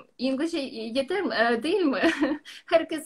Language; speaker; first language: Turkish; non-native, learner; Russian